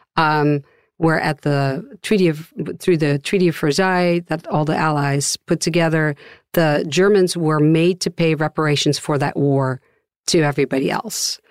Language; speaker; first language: English; non-native, fluent; Dutch